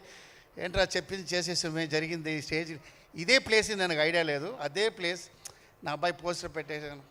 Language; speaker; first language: Telugu; non-native, fluent; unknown